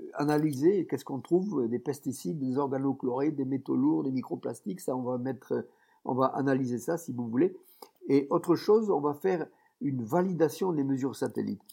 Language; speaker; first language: French; native; French